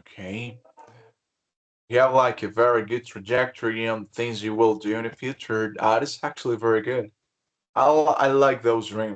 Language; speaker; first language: English; non-native, fluent; Spanish